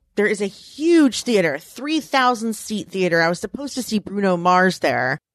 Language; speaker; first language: English; native; English